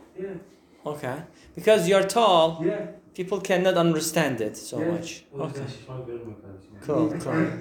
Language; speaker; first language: English; non-native, fluent; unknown